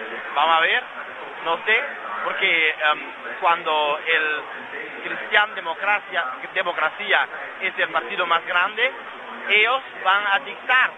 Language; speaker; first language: Spanish; non-native, learner; Dutch